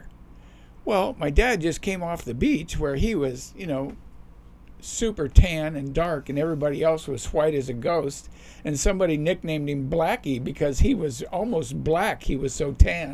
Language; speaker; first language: English; native; English